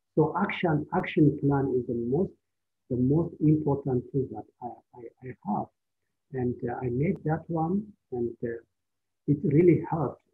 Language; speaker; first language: English; non-native, fluent; Amharic